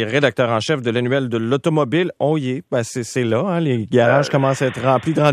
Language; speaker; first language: French; native; French